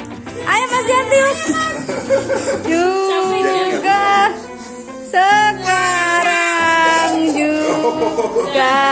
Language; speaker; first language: Indonesian; native; Indonesian